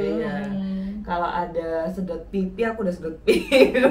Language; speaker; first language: Indonesian; native; Indonesian